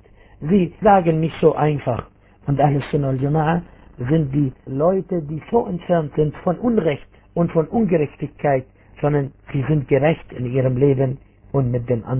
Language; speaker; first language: German; non-native, fluent; Arabic